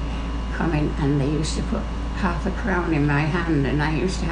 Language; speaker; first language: English; native; English